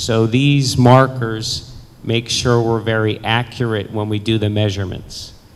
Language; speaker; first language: English; native; English